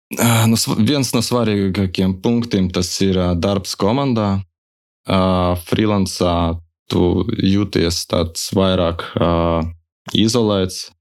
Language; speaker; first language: Latvian; non-native, local second language; Russian